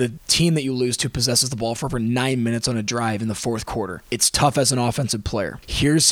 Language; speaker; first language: English; native; English